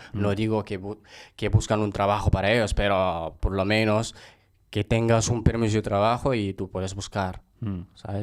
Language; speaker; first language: Spanish; non-native, fluent; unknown